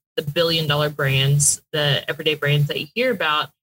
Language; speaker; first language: English; native; English